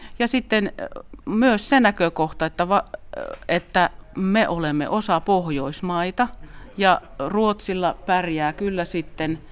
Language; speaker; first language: Finnish; native; Finnish